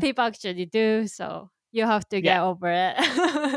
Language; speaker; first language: English; non-native, fluent; Japanese